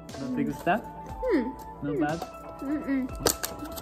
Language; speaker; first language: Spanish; non-native, learner; Japanese